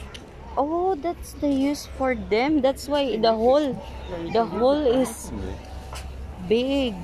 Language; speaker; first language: English; non-native, local second language; Filipino